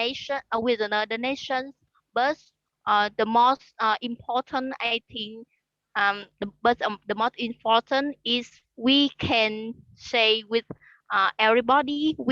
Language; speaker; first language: English; non-native, learner; Khmer